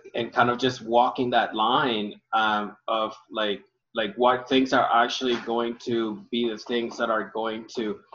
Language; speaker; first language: English; early bilingual, other home language; Spanish